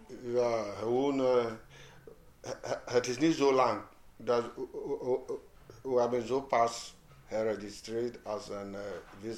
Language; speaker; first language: Dutch; non-native, fluent; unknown